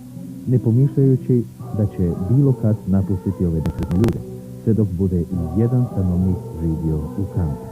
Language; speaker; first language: Bosnian; native; Bosnian